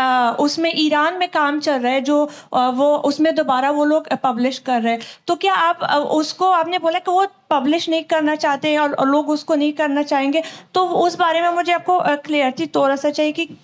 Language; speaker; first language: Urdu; non-native, learner; Persian